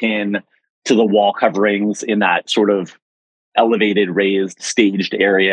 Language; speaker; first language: English; native; English